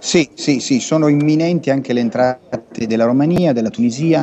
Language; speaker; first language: Italian; native; Italian